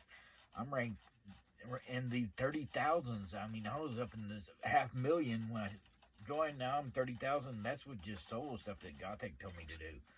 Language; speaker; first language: English; native; English